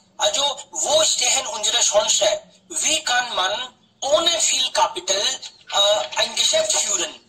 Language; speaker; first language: German; non-native, fluent; Hindi